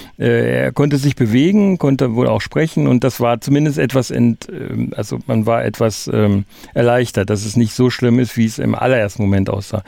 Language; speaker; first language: German; native; German